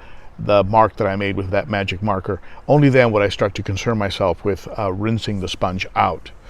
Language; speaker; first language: English; native; English